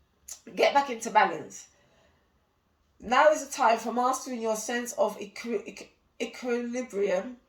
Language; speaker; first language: English; native; English